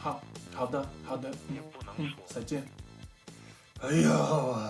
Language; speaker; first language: Chinese; non-native, learner; English